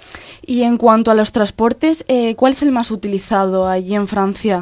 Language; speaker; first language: Spanish; native; Spanish